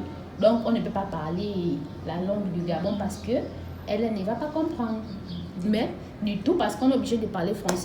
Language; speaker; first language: French; non-native, local second language; Fang